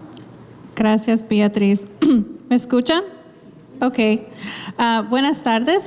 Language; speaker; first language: Spanish; early bilingual, heritage; Spanish